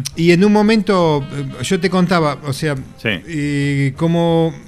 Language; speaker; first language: Spanish; native; Spanish